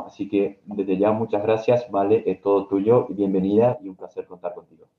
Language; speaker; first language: Spanish; native; Spanish